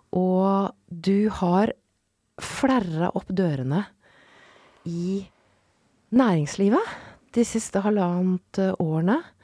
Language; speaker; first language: Norwegian; native; Norwegian